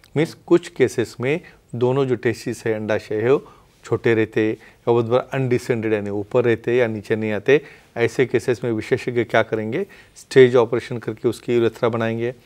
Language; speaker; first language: Hindi; non-native, local second language; Marathi